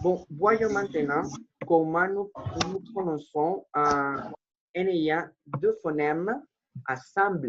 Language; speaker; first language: French; non-native, fluent; Spanish